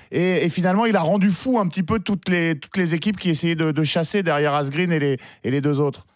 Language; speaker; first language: French; native; French